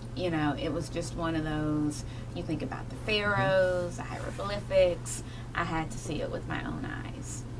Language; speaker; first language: English; native; English